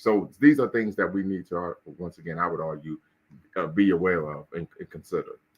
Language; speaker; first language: English; native; English